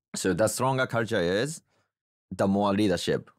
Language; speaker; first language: English; non-native, fluent; Japanese